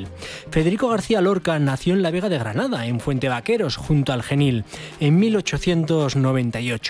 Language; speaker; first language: Spanish; native; Spanish